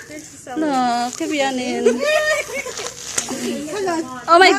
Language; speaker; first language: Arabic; non-native, learner; Filipino